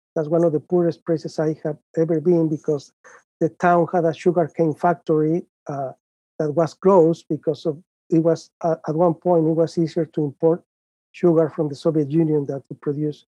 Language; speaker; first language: English; non-native, fluent; Spanish